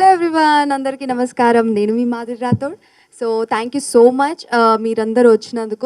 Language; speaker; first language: Telugu; non-native, learner; Tamil